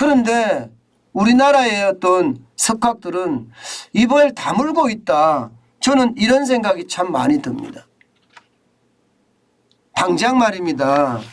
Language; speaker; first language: Korean; native; Korean